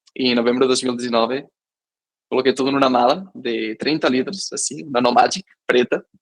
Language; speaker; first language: Portuguese; non-native, fluent; Catalan